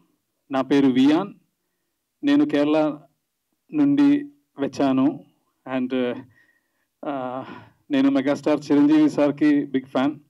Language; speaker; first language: Telugu; non-native, learner; Malayalam